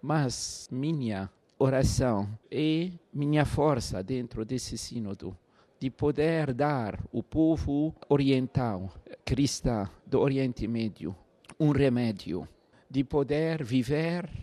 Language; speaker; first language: Portuguese; non-native, fluent; Arabic